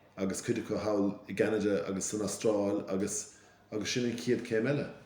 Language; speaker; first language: Irish; native; Irish